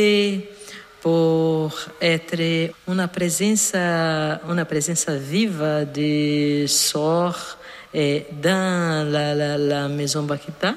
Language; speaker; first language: French; non-native, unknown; Portuguese